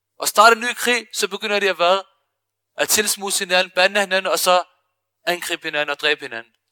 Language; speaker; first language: Danish; early bilingual, other home language; Arabic